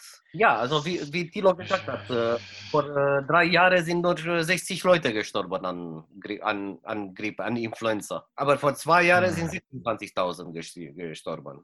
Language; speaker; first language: German; non-native, fluent; Romanian